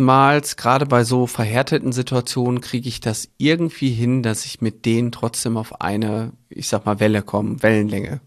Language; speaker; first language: German; native; German